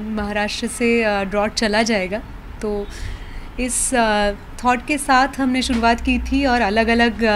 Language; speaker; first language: Hindi; non-native, local second language; Marathi